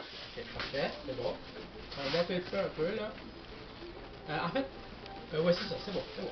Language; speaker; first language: French; native; French